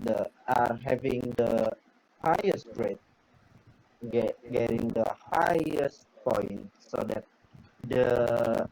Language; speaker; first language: English; non-native, learner; Indonesian